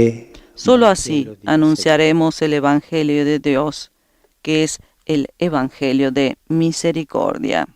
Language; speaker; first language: Spanish; native; Spanish